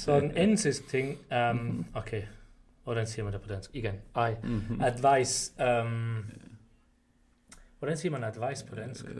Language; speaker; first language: Danish; non-native, fluent; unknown